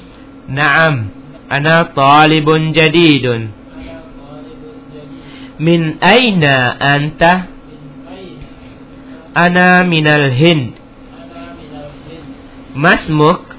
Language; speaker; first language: Arabic; non-native, fluent; Indonesian